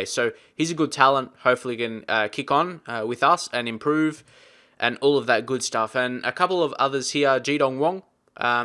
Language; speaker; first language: English; native; English